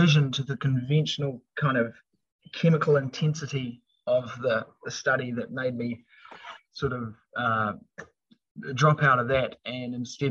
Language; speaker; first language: English; native; English